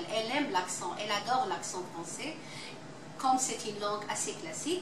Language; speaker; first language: French; non-native, fluent; Arabic